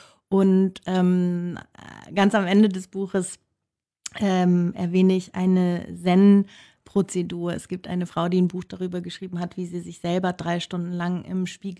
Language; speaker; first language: German; native; German